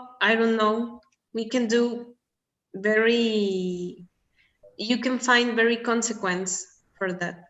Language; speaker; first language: English; non-native, learner; Spanish